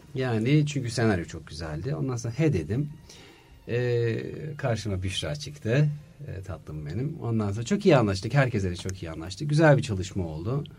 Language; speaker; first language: Turkish; early bilingual, heritage; Turkish